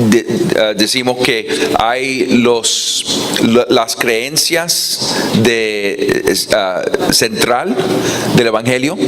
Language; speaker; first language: Spanish; non-native, fluent; English